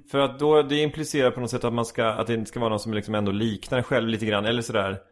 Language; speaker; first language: Swedish; native; Swedish